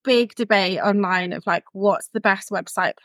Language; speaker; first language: English; native; English